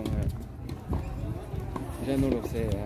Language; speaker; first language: Spanish; native; Spanish